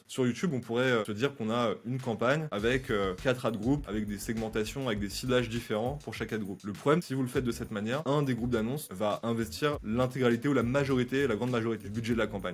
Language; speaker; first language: French; native; French